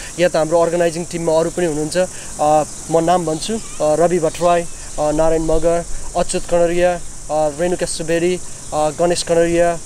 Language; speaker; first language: Nepali; native; Nepali